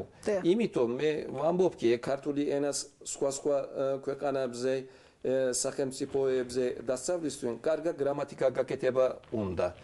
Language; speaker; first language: Georgian; early bilingual, heritage; Turkish